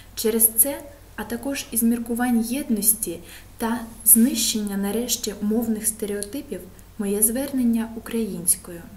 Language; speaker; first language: Ukrainian; non-native, local second language; Russian